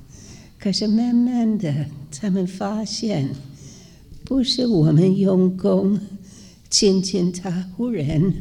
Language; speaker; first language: Chinese; non-native, fluent; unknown